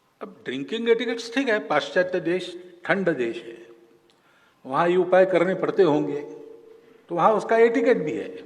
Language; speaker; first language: Hindi; non-native, local second language; Marathi